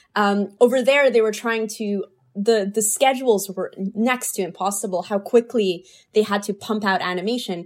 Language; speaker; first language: English; early bilingual, other home language; Polish